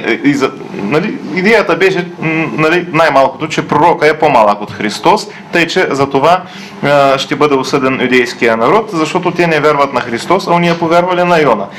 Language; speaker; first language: Bulgarian; native; Bulgarian